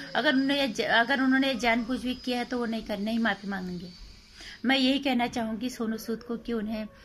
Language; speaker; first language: Hindi; native; Hindi